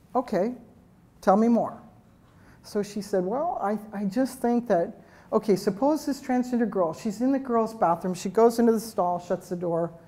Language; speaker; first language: English; native; English